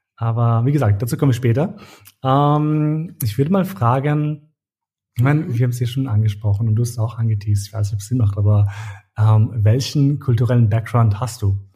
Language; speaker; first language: German; early bilingual, other home language; Albanian